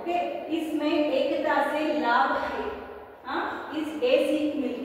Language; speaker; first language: Hindi; non-native, local second language; Kannada